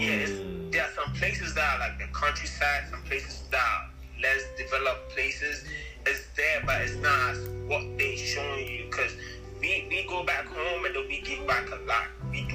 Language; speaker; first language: English; non-native, local second language; Akan